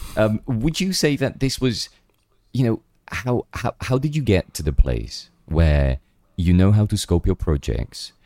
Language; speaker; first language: English; non-native, fluent; Czech